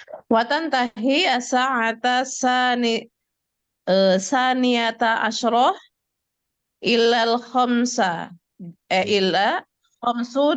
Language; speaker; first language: Arabic; non-native, learner; Indonesian